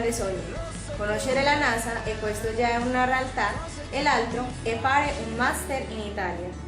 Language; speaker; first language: Italian; non-native, learner; Spanish